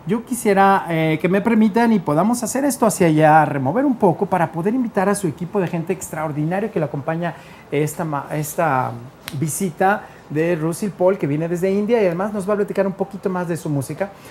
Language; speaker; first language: Spanish; native; Spanish